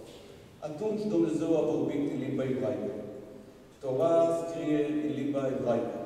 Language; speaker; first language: Romanian; non-native, learner; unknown